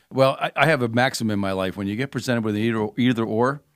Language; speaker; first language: English; native; English